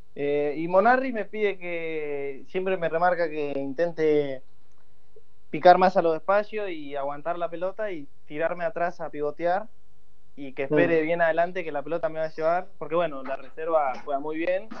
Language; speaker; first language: Spanish; native; Spanish